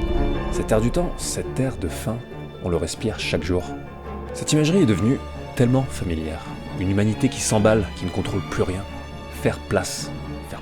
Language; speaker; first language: French; native; French